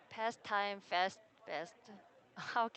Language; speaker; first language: English; non-native, learner; Korean